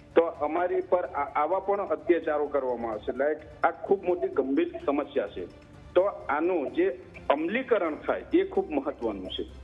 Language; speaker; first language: Gujarati; non-native, local second language; Gamit